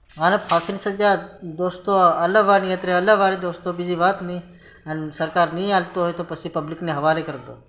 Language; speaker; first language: Gujarati; non-native, local second language; Bhili